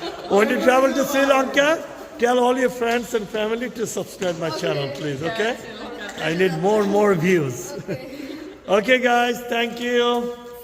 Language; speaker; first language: English; non-native, local second language; Bangla